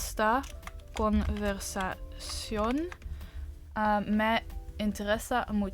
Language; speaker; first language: Spanish; non-native, learner; English